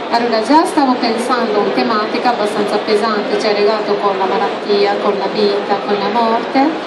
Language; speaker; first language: Italian; non-native, fluent; Japanese